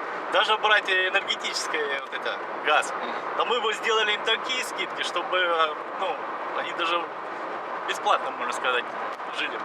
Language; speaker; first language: Russian; native; Russian